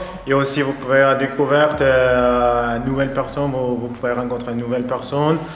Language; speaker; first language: French; non-native, learner; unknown